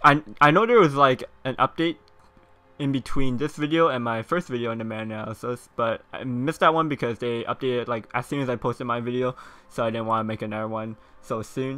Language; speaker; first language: English; native; English